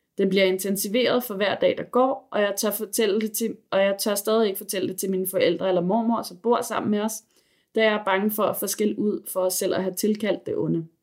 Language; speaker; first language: Danish; native; Danish